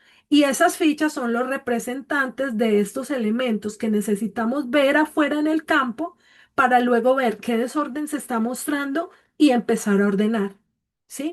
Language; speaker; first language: Spanish; native; Spanish